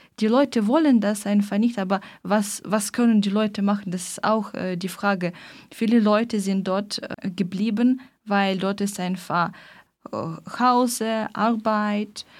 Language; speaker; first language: German; non-native, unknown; Ukrainian